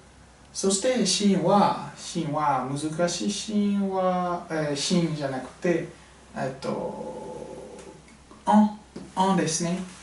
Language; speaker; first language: Japanese; non-native, fluent; French